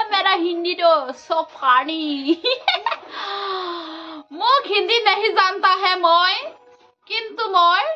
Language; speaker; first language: Hindi; non-native, local second language; Assamese